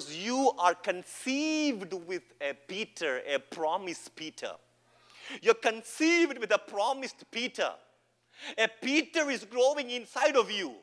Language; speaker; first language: English; non-native, local second language; Malayalam